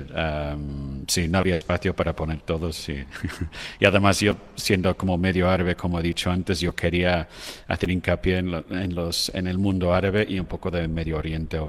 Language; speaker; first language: Spanish; non-native, fluent; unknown